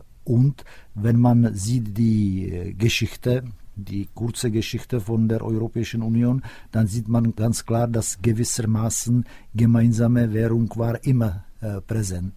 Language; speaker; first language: German; non-native, fluent; Czech